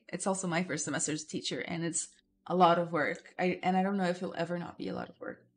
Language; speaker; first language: English; non-native, fluent; Portuguese